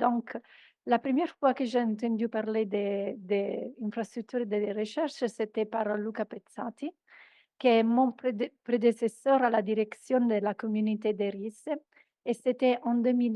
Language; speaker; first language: French; non-native, fluent; Italian